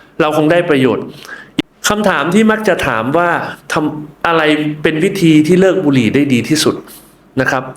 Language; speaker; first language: Thai; native; Thai